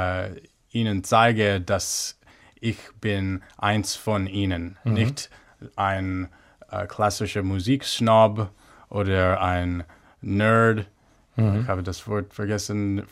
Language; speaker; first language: German; non-native, fluent; English